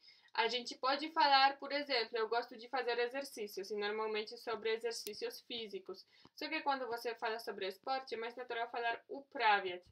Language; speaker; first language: Portuguese; non-native, fluent; Polish